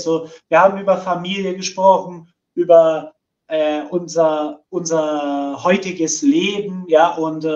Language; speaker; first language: German; non-native, fluent; Portuguese